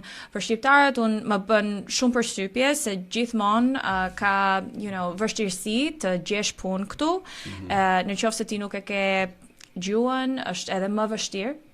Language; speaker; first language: Albanian; early bilingual, heritage; Albanian